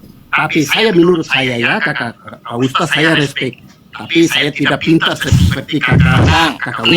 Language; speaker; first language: Indonesian; non-native, fluent; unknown